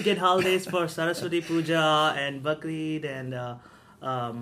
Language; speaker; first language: English; non-native, local second language; Tamil